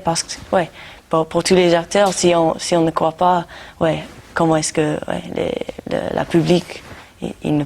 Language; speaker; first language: French; non-native, learner; English